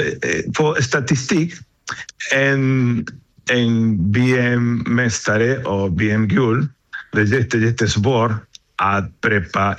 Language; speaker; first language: Swedish; non-native, learner; Spanish